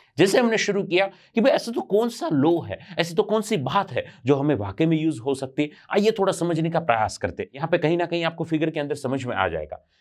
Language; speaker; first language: Hindi; non-native, local second language; Gujarati